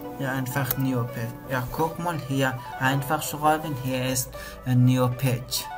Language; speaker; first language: German; non-native, learner; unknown